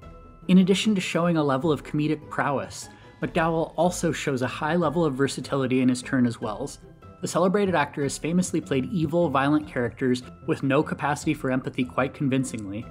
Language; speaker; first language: English; native; English